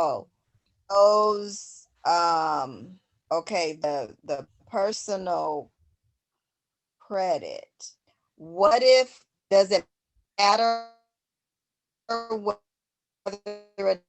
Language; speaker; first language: English; native; English